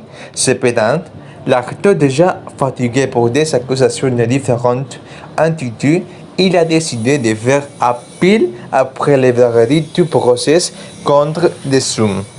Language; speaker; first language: French; non-native, learner; Spanish